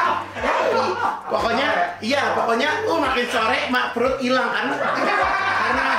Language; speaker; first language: Indonesian; native; Indonesian